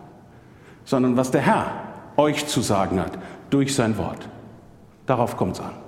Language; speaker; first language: German; native; German